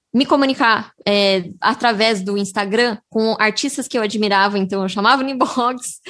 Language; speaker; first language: Portuguese; native; Portuguese